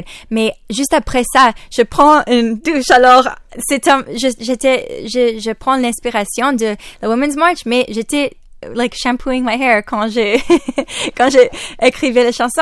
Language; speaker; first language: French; non-native, local second language; English